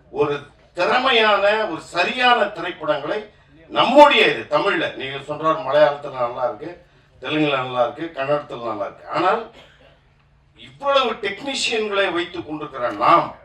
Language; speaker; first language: Tamil; native; Tamil